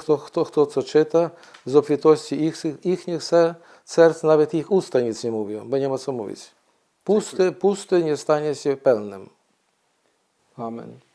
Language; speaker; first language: Polish; non-native, fluent; Ukrainian